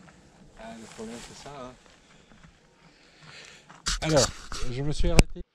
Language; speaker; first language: French; native; French